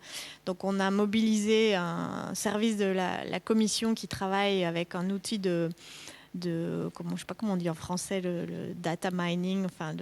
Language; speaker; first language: French; native; French